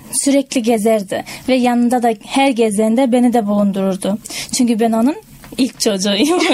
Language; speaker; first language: Turkish; non-native, fluent; Kazakh